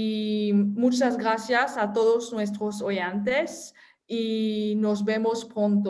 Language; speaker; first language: Spanish; non-native, fluent; French